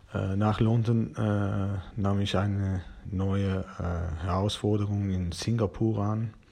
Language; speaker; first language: German; non-native, learner; Persian